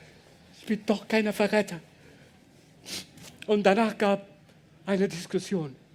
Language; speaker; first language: German; non-native, learner; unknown